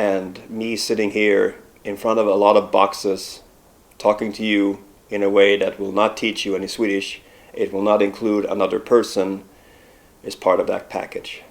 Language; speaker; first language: English; non-native, fluent; Swedish